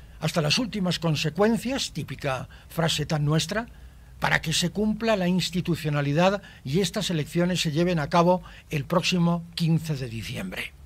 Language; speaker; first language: Spanish; native; Spanish